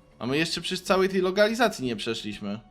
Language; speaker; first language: Polish; native; Polish